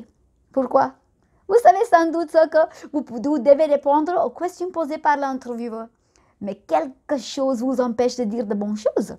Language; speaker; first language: French; non-native, fluent; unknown